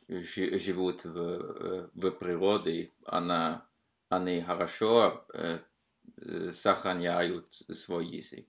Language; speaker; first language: Russian; non-native, fluent; Norwegian